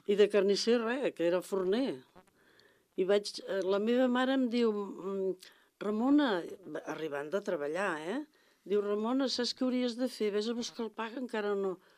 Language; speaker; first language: Catalan; native; Catalan